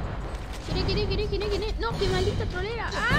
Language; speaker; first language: Spanish; native; Spanish